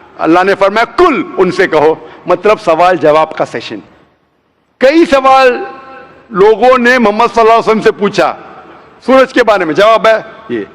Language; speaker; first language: Hindi; non-native, local second language; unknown